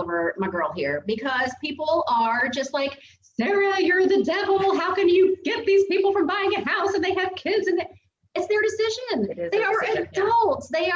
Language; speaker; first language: English; native; English